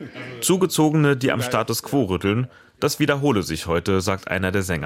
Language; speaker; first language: German; native; German